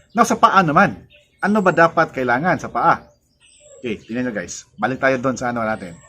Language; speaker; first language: Filipino; non-native, local second language; Cebuano